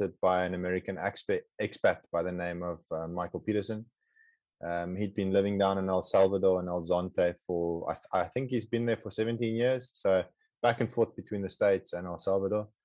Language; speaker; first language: English; non-native, local second language; Afrikaans